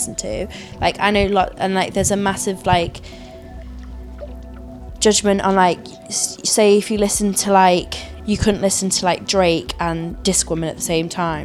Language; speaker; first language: English; native; English